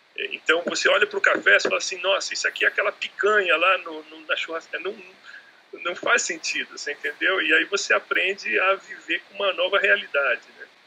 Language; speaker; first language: Portuguese; native; Portuguese